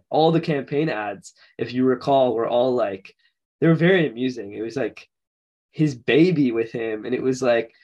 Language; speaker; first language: English; native; English